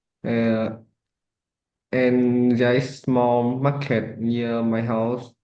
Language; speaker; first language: English; non-native, learner; Vietnamese